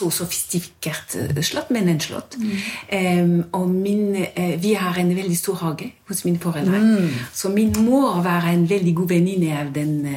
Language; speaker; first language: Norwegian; non-native, fluent; French